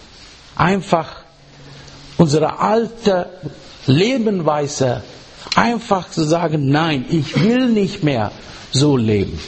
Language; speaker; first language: German; non-native, learner; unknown